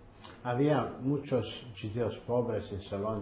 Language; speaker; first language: Spanish; early bilingual, heritage; Ladino